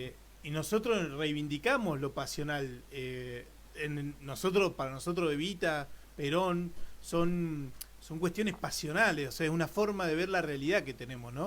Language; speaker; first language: Spanish; native; Spanish